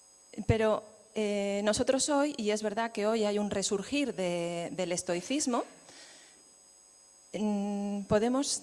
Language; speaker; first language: Spanish; native; Spanish